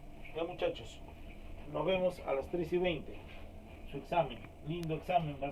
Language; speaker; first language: Spanish; native; Spanish